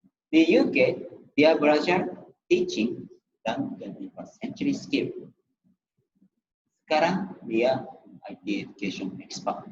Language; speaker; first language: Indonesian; non-native, fluent; Japanese